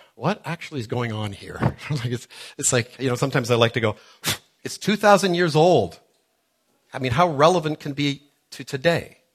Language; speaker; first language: English; native; English